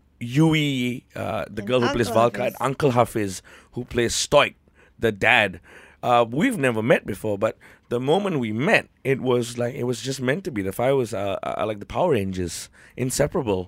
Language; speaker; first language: English; native; English